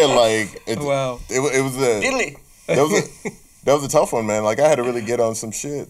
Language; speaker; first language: English; native; English